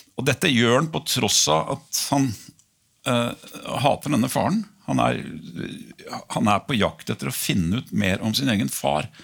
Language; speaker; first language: Norwegian; native; Norwegian